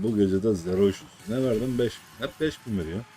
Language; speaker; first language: Turkish; native; Turkish